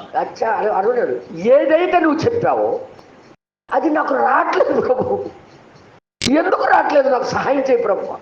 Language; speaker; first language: Telugu; non-native, local second language; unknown